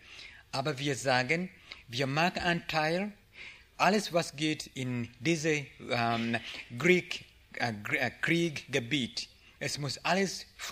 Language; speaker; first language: German; non-native, learner; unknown